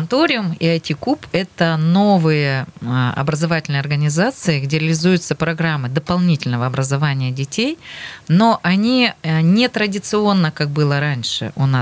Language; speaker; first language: Russian; native; Russian